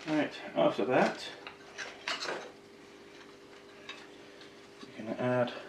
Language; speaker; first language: English; native; English